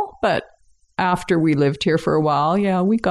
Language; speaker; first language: English; native; English